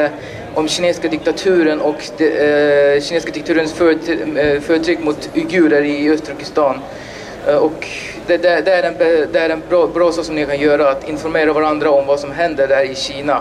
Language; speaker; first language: Swedish; non-native, learner; Uyghur